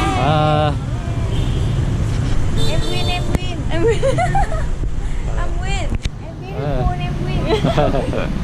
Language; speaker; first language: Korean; non-native, learner; Vietnamese